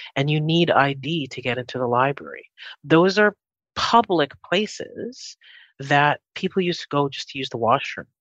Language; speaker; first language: English; native; English